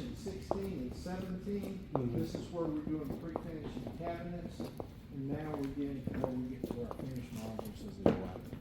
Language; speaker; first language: English; native; English